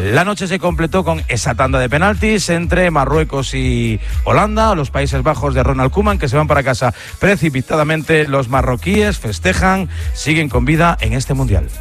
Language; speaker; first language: Spanish; native; Spanish